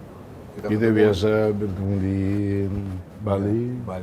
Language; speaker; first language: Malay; non-native, fluent; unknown